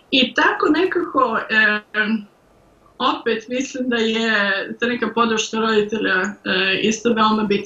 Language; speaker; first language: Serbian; early bilingual, heritage; Serbian